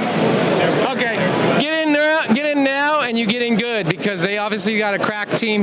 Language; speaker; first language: English; native; English